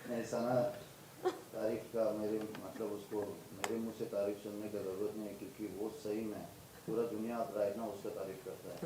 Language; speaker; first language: Hindi; non-native, fluent; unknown